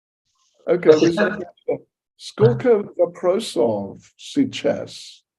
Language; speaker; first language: Russian; non-native, learner; English